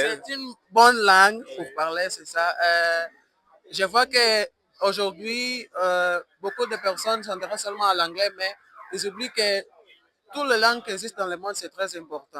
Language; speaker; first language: French; non-native, learner; Portuguese